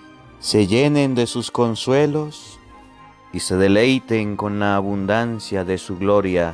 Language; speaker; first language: Spanish; native; Spanish